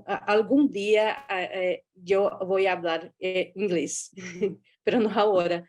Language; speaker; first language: Spanish; non-native, fluent; Guarani